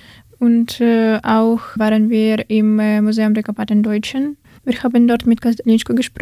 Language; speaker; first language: German; non-native, fluent; Ukrainian